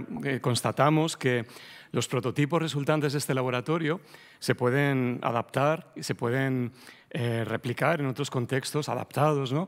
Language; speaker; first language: Spanish; native; Spanish